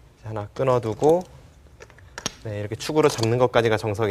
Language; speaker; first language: Korean; native; Korean